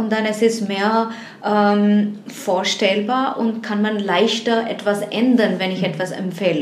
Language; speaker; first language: German; non-native, fluent; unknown